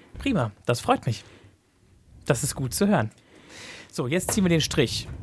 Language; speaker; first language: German; native; German